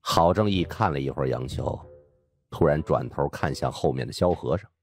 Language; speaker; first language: Chinese; native; Chinese